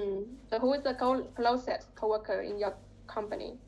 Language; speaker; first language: English; non-native, fluent; Vietnamese